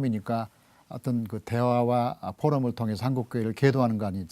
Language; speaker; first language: Korean; native; Korean